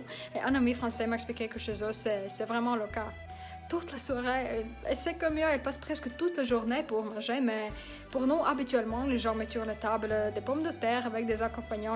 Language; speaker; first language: French; non-native, learner; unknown